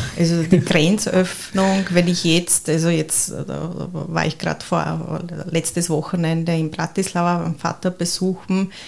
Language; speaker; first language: German; early bilingual, heritage; German